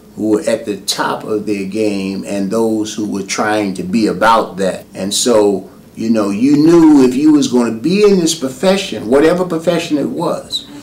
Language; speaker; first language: English; native; English